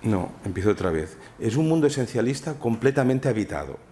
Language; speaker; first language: Spanish; non-native, local second language; Catalan